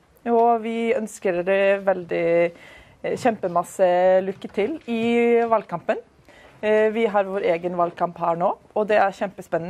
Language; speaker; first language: Norwegian; non-native, fluent; Icelandic